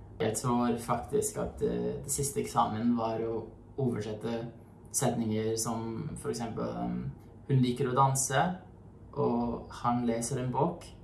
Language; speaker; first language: Norwegian; non-native, fluent; English